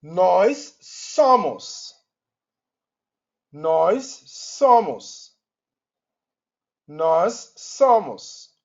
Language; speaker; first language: Portuguese; non-native, learner; Yoruba